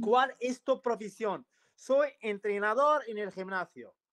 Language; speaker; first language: Spanish; non-native, learner; Arabic